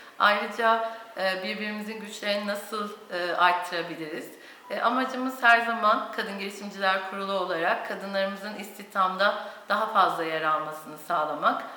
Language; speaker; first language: Turkish; native; Turkish